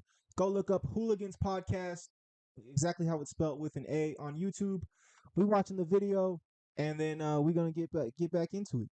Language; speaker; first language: English; native; English